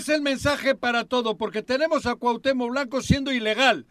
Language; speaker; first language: Spanish; native; Spanish